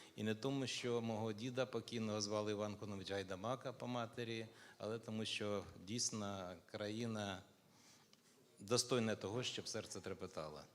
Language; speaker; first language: Ukrainian; native; Ukrainian